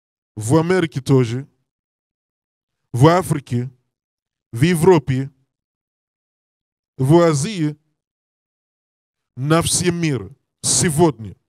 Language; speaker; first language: Russian; non-native, learner; English